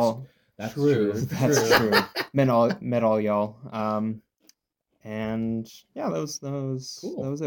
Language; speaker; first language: English; native; English